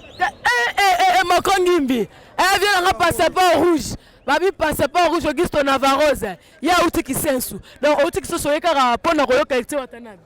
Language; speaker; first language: Lingala; native; Lingala